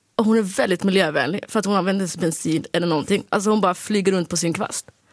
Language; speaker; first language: Swedish; early bilingual, other home language; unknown